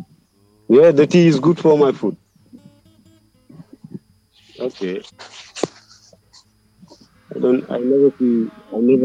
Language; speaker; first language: English; non-native, learner; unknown